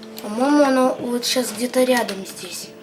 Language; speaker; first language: Russian; native; Russian